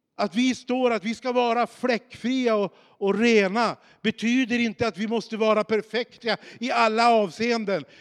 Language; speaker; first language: Swedish; native; Swedish